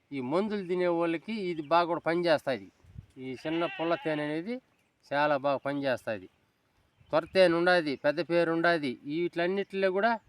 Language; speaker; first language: Telugu; native; Telugu